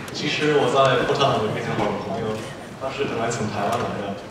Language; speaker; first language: Chinese; early bilingual, heritage; Chinese